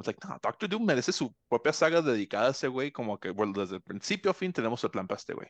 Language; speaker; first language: Spanish; early bilingual, heritage; Spanish